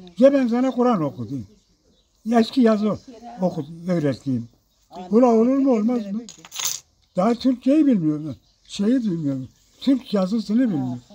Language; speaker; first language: Turkish; non-native, local second language; Zaza